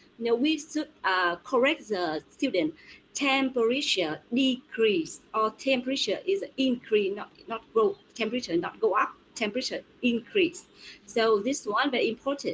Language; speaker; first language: English; non-native, fluent; Vietnamese